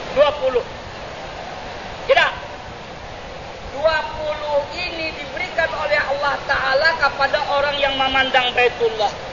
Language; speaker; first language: Indonesian; non-native, local second language; Banjar